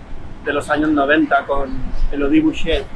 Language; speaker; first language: Spanish; native; Spanish